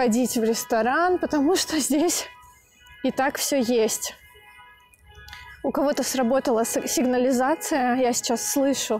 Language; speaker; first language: Russian; native; Russian